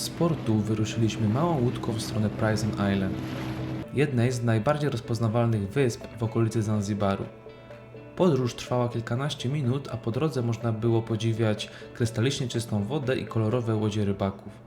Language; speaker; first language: Polish; native; Polish